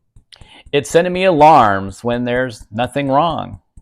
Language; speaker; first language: English; native; English